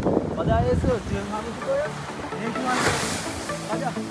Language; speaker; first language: Korean; non-native, learner; Sinhala